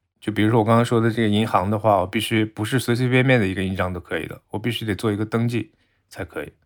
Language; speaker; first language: Chinese; non-native, fluent; Japanese